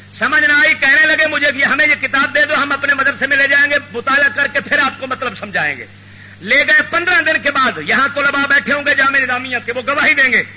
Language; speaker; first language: Urdu; non-native, local second language; Punjabi